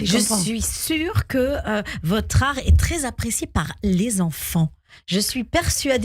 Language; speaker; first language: French; native; French